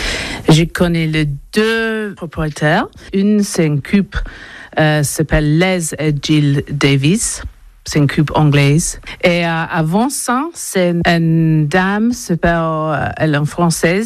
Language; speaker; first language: French; non-native, learner; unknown